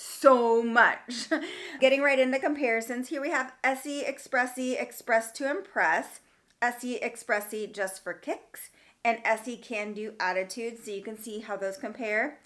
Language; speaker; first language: English; native; English